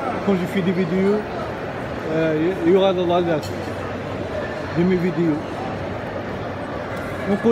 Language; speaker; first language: French; non-native, local second language; Arabic